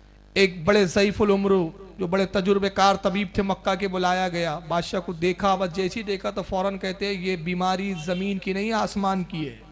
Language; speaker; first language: Urdu; native; Urdu